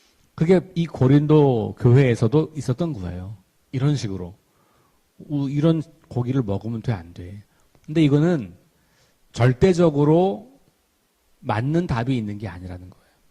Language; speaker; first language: Korean; native; Korean